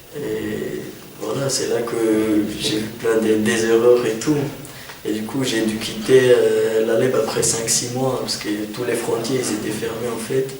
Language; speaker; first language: French; non-native, fluent; Kurdish